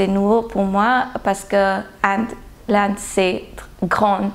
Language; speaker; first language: French; non-native, learner; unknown